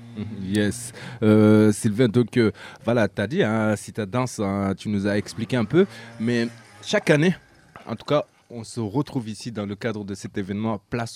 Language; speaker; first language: French; native; French